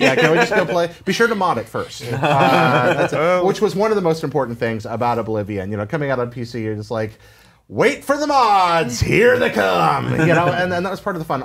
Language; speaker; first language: English; native; English